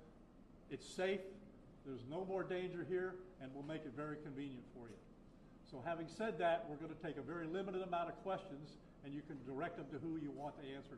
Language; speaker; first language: English; native; English